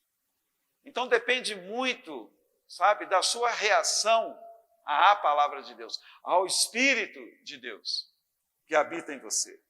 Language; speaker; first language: Portuguese; native; Portuguese